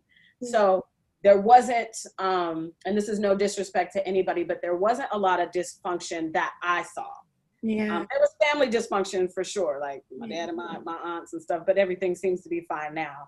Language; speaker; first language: English; native; English